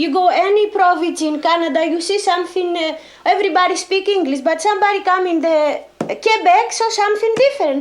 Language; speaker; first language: English; non-native, learner; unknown